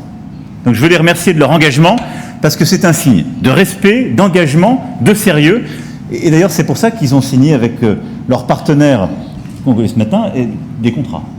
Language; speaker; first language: French; native; French